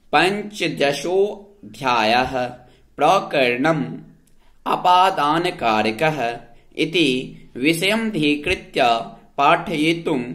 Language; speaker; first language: Hindi; native; Hindi